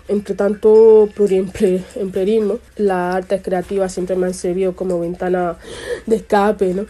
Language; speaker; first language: Spanish; early bilingual, other home language; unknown